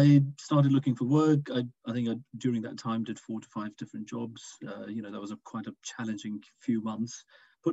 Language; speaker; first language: English; non-native, local second language; Urdu